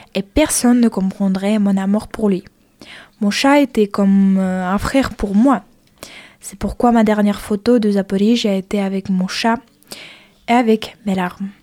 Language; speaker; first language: French; non-native, fluent; Ukrainian